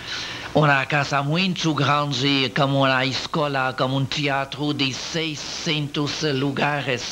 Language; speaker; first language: Portuguese; non-native, learner; French